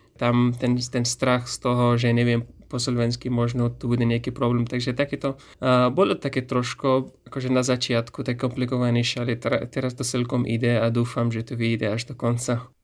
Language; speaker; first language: Slovak; non-native, fluent; Pashto